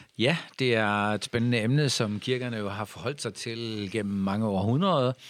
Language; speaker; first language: Danish; native; Danish